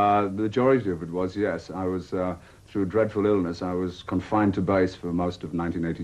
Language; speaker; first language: English; native; English